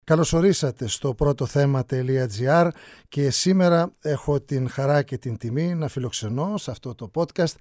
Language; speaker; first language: Greek; native; Greek